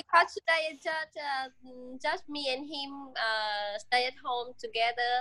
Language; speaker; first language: English; non-native, learner; Vietnamese